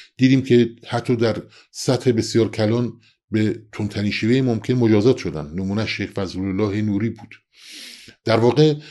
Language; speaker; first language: Persian; non-native, local second language; Central Kurdish